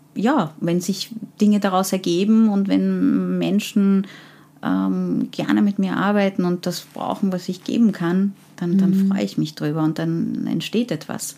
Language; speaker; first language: German; early bilingual, other home language; Persian